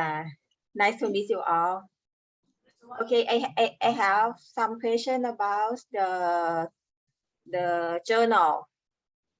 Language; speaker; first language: English; non-native, learner; Thai